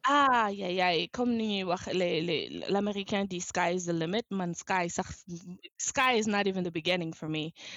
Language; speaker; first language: English; non-native, fluent; Wolof